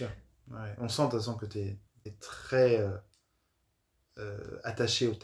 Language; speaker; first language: French; native; French